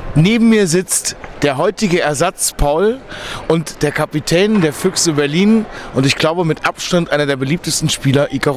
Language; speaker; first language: German; native; German